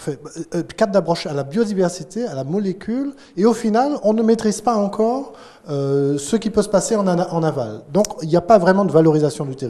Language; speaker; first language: French; native; French